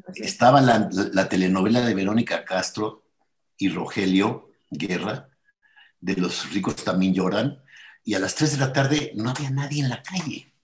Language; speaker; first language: Spanish; native; Spanish